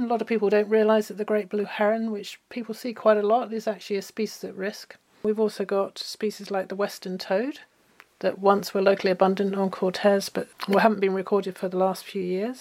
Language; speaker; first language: English; native; English